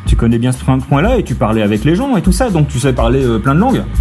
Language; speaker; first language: French; native; French